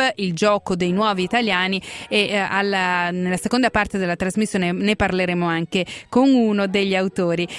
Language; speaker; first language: Italian; native; Italian